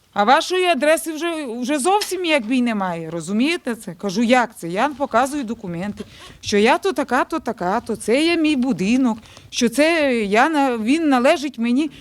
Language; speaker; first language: Ukrainian; native; Ukrainian